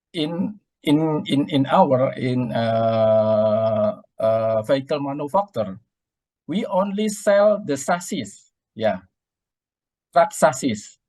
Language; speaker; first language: English; non-native, learner; Indonesian